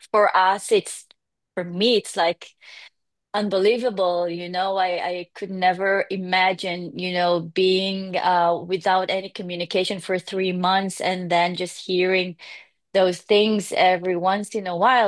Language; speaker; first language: English; non-native, fluent; Hebrew